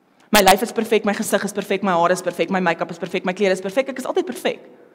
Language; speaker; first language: English; non-native, local second language; Afrikaans